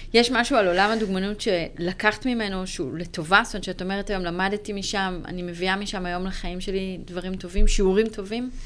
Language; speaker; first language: Hebrew; native; Hebrew